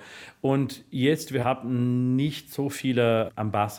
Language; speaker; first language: German; non-native, fluent; English